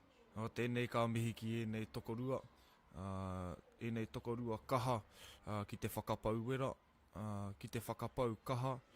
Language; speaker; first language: Māori; non-native, local second language; English